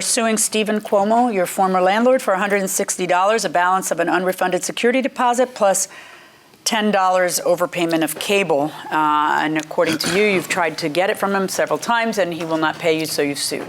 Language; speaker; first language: English; native; English